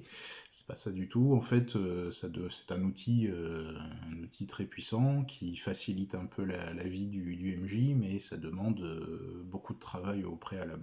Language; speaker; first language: French; native; French